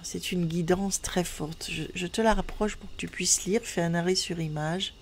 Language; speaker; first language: French; native; French